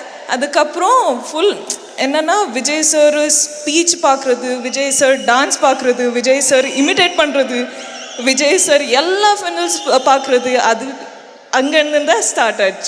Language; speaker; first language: Tamil; non-native, learner; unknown